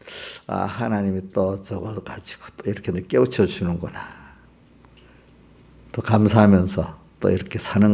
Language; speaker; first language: Korean; native; Korean